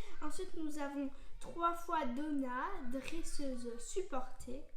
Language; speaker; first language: French; native; French